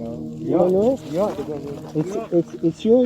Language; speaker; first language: English; non-native, learner; French